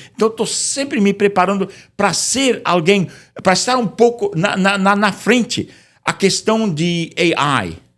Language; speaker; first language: Portuguese; native; Portuguese